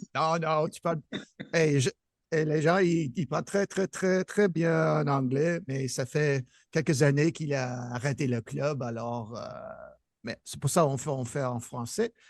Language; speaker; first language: French; non-native, local second language; English